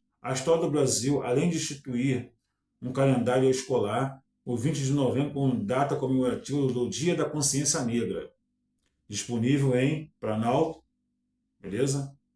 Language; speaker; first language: Portuguese; native; Portuguese